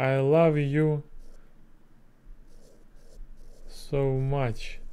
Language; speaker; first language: English; non-native, learner; Russian